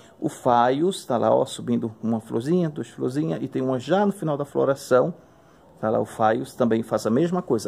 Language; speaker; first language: Portuguese; native; Portuguese